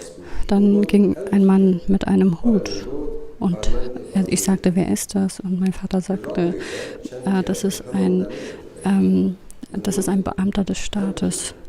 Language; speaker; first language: German; non-native, fluent; Kurdish